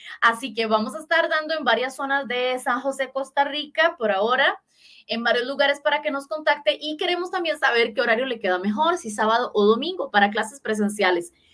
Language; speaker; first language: Spanish; native; Spanish